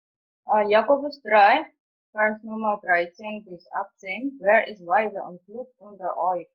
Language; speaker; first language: German; non-native, fluent; Indonesian